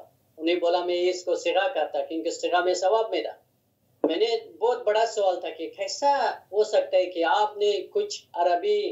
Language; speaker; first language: Hindi; non-native, learner; Hazaragi